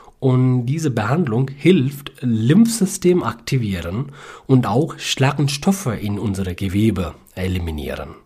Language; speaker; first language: German; non-native, learner; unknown